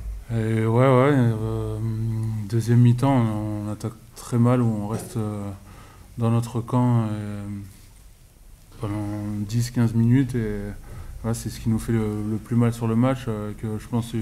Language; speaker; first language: French; native; French